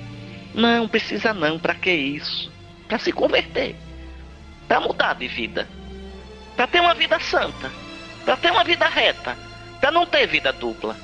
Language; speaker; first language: Portuguese; native; Portuguese